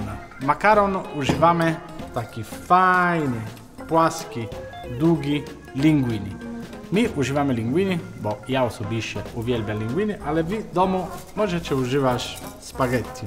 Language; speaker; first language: Polish; non-native, learner; Italian